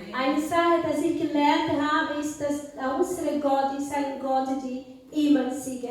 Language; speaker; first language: German; non-native, fluent; Portuguese